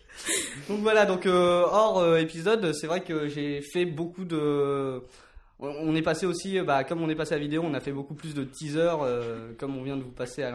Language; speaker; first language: French; native; French